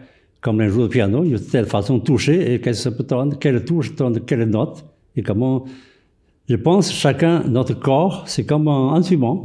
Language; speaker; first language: French; non-native, fluent; Chinese